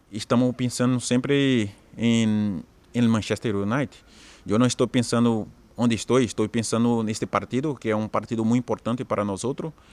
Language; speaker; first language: Portuguese; native; Portuguese